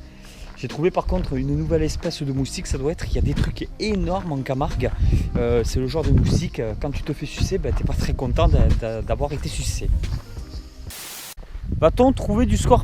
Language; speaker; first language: French; native; French